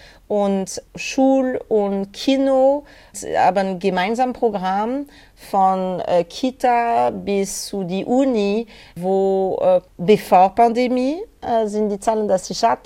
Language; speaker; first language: German; non-native, learner; French